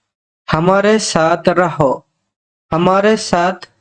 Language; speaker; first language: Hindi; non-native, fluent; Bangla